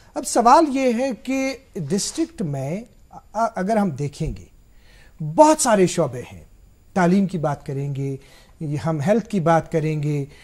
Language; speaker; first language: Hindi; non-native, local second language; Kashmiri